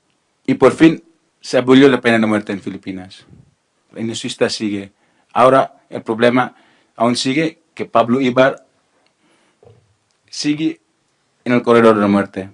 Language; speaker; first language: Spanish; non-native, learner; Filipino